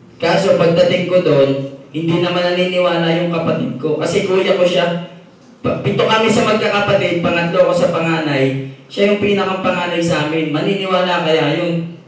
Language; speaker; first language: Filipino; native; Filipino